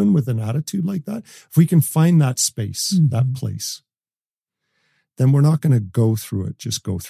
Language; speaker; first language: English; native; English